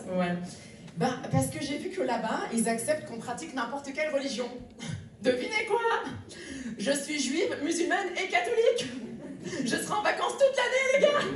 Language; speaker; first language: French; native; French